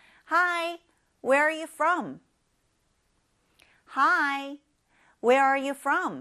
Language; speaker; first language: English; non-native, fluent; Korean